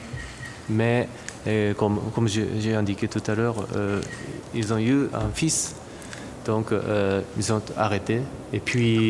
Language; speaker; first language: French; non-native, fluent; Japanese